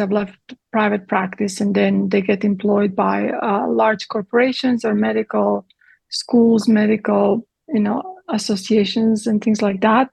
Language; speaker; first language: English; non-native, fluent; Croatian